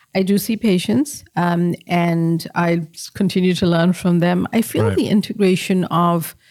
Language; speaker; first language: English; native; English